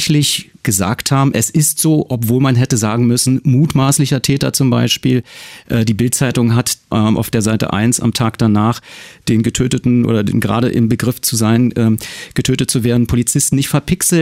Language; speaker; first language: German; native; German